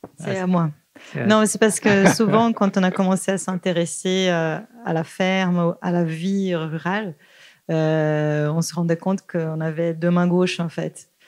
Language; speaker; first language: French; non-native, fluent; Portuguese